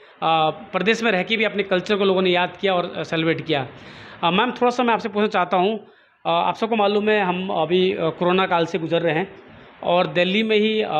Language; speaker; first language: Hindi; native; Hindi